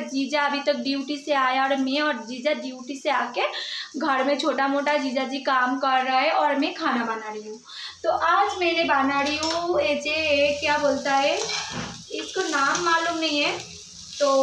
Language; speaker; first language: Hindi; non-native, local second language; Bangla